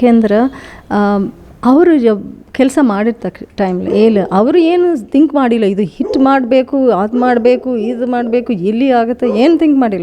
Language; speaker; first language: Kannada; non-native, learner; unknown